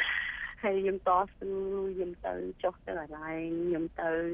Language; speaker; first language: Khmer; early bilingual, heritage; Khmer